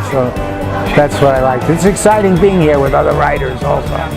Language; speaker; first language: English; native; English